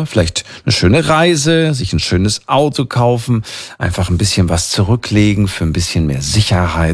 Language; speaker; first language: German; native; German